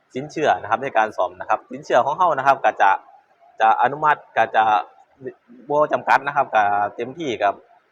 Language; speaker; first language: Thai; native; Thai